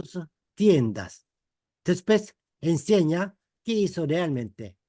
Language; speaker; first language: Spanish; non-native, fluent; Korean